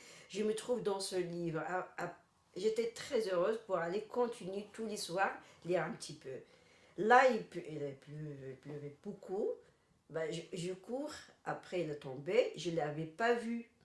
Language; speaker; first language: French; non-native, local second language; Arabic